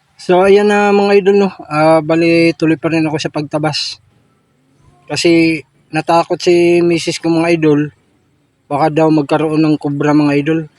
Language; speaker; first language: Filipino; non-native, local second language; Cebuano